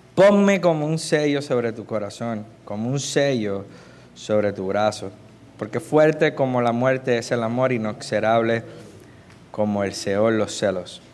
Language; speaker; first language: Spanish; native; Spanish